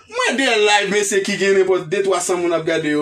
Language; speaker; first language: French; non-native, local second language; Haitian Creole